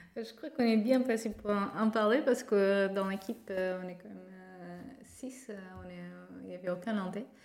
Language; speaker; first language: French; non-native, fluent; Portuguese